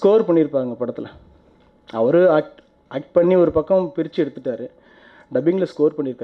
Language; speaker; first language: Tamil; native; Tamil